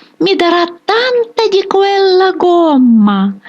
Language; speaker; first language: Italian; non-native, fluent; Ukrainian